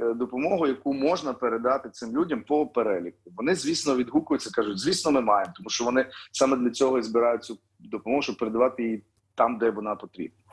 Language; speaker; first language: Ukrainian; native; Ukrainian